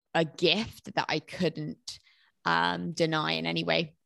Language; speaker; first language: English; native; English